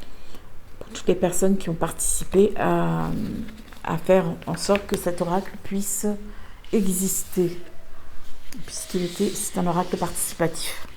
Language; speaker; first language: French; native; French